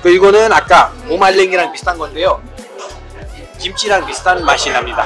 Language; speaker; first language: Korean; non-native, fluent; Nepali